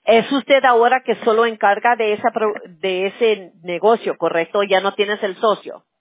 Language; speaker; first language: Spanish; early bilingual, other home language; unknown